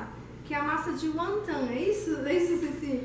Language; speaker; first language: Portuguese; native; Portuguese